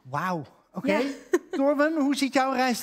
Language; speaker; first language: Dutch; native; Dutch